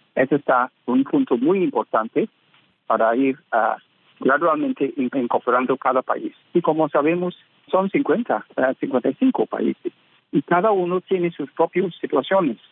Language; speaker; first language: Spanish; non-native, fluent; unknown